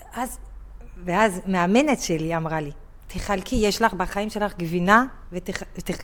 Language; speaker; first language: Hebrew; non-native, fluent; French